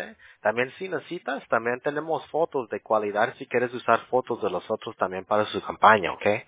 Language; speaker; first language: Spanish; early bilingual, heritage; Spanish